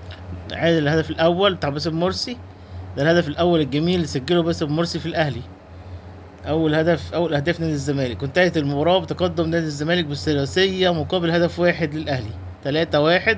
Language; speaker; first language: Arabic; native; Arabic